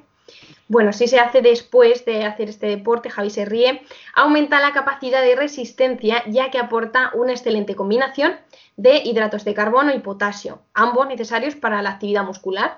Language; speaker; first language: Spanish; native; Spanish